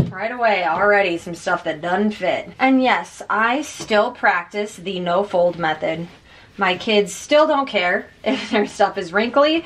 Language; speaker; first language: English; native; English